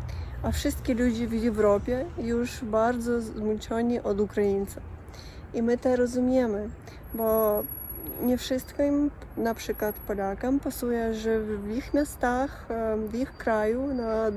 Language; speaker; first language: Polish; non-native, learner; Russian